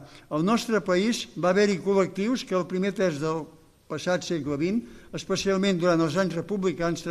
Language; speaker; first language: Catalan; native; Catalan